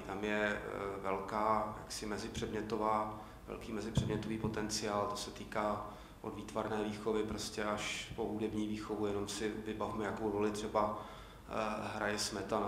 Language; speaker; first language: Czech; native; Czech